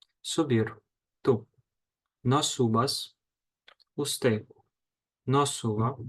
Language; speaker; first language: Spanish; non-native, fluent; Ukrainian